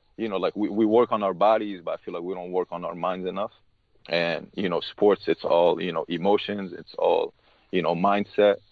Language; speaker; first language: English; early bilingual, other home language; Arabic